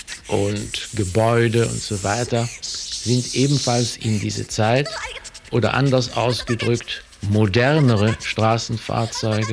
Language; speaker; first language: German; native; German